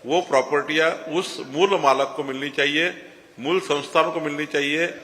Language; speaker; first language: Hindi; non-native, local second language; Marathi